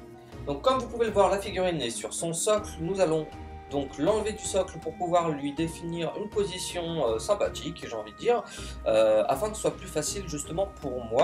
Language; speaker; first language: French; native; French